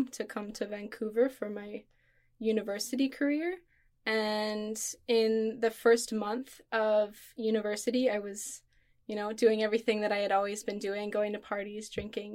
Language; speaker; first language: English; native; English